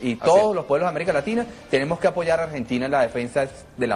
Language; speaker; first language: Spanish; native; Spanish